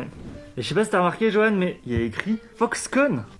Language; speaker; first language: French; native; French